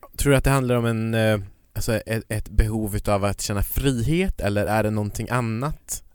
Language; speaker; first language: Swedish; native; Swedish